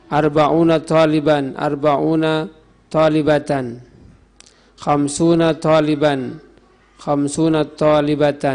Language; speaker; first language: Arabic; non-native, learner; Indonesian